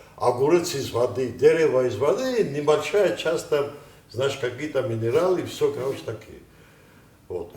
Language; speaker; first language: Russian; non-native, local second language; Ossetic